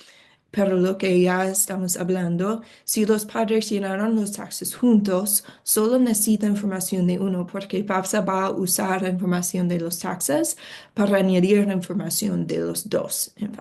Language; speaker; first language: Spanish; non-native, fluent; English